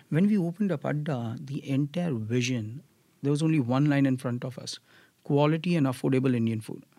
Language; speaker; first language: English; non-native, local second language; Gujarati